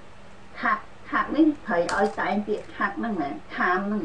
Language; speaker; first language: Vietnamese; non-native, learner; Khmer